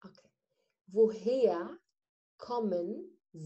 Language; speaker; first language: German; non-native, fluent; Arabic